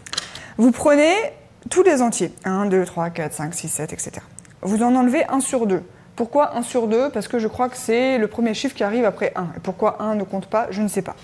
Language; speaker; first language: French; native; French